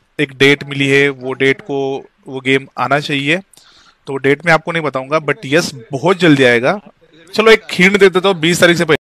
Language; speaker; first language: Hindi; native; Hindi